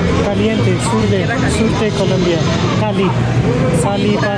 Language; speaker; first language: Spanish; non-native, learner; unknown